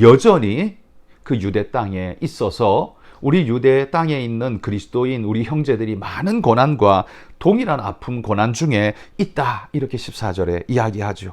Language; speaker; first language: Korean; native; Korean